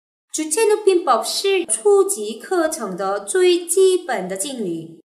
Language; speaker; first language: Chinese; non-native, fluent; Korean